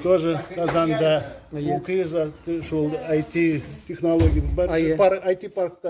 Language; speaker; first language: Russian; non-native, local second language; Tatar